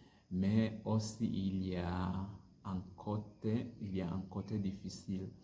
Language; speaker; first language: French; non-native, learner; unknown